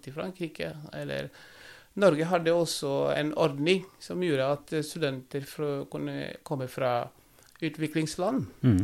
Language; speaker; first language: Norwegian; non-native, fluent; Wolof